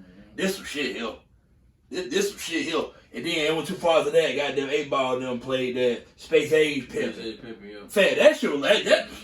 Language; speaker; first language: English; native; English